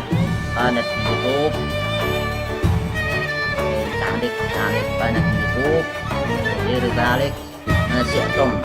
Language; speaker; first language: Arabic; non-native, learner; Indonesian